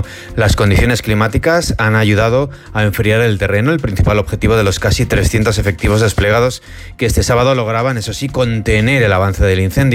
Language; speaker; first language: Spanish; native; Spanish